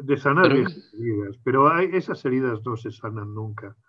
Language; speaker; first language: Spanish; native; Spanish